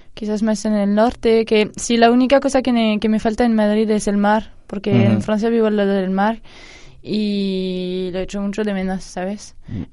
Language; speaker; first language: Spanish; non-native, fluent; French